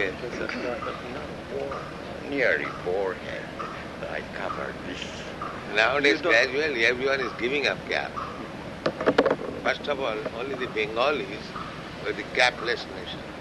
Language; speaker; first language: English; non-native, fluent; Bangla